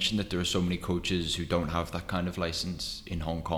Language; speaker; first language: English; native; English